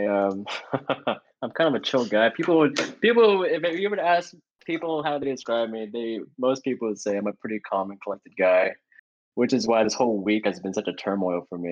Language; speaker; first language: English; native; English